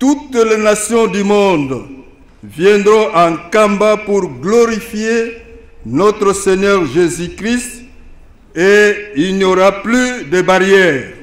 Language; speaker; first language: French; non-native, local second language; Lingala